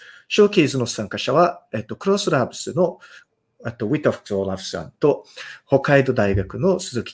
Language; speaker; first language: Japanese; non-native, fluent; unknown